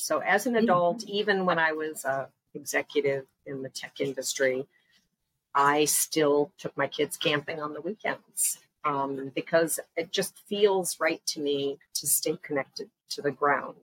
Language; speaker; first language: English; native; English